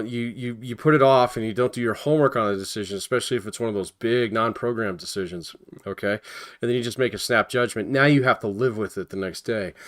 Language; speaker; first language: English; native; English